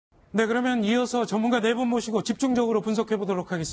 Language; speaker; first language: Korean; native; Korean